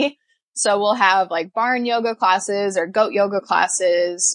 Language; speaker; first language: English; native; English